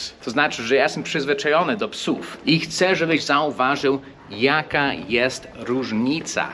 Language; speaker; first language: Polish; non-native, fluent; English